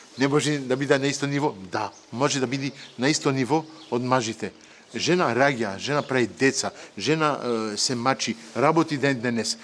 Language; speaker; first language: Macedonian; non-native, fluent; French